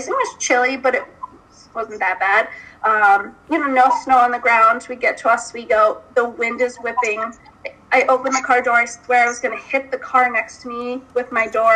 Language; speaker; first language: English; native; English